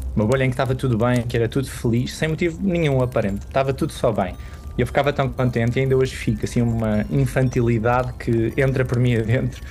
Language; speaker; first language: Portuguese; native; Portuguese